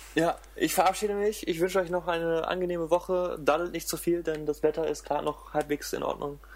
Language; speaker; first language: German; native; German